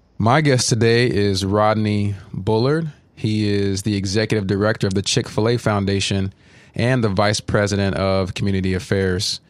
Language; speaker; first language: English; native; English